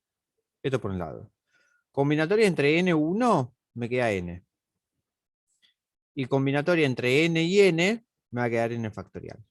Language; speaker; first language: Spanish; native; Spanish